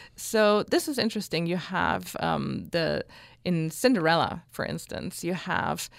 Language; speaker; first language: English; non-native, fluent; German